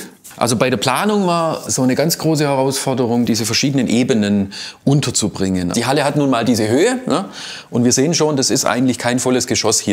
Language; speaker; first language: German; native; German